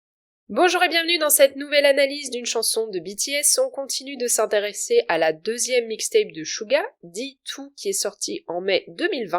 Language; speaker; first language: French; native; French